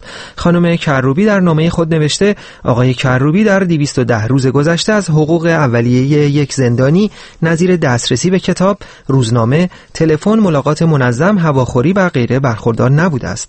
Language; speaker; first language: Persian; native; Persian